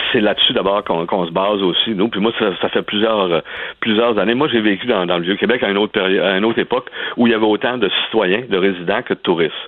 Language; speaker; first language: French; native; French